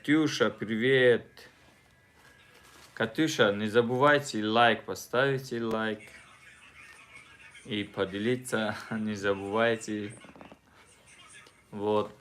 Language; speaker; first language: Russian; non-native, fluent; Tajik